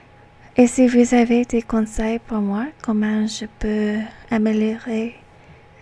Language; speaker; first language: French; non-native, learner; English